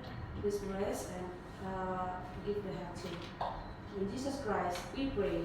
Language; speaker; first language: English; non-native, learner; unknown